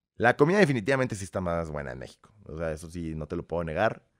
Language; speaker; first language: Spanish; early bilingual, other home language; Russian